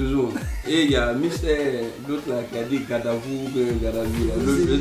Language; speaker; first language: French; native; French